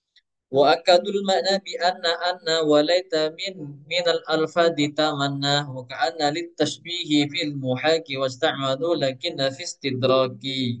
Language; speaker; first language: Arabic; non-native, fluent; Indonesian